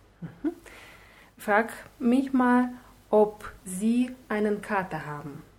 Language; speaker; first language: German; non-native, fluent; Russian